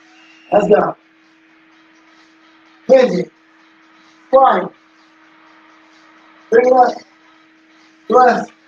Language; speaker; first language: English; native; English